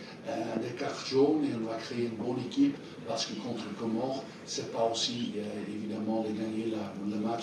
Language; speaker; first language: French; non-native, fluent; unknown